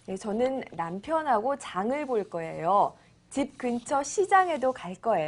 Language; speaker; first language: Korean; native; Korean